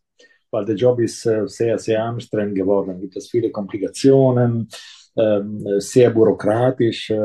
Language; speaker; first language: German; non-native, local second language; Italian